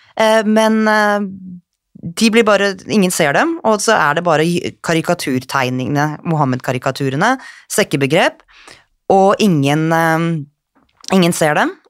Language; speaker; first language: Norwegian; native; Norwegian